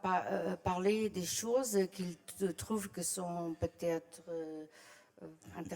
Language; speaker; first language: French; non-native, fluent; Portuguese